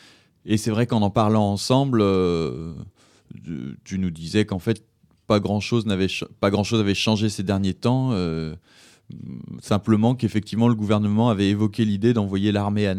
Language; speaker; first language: French; native; French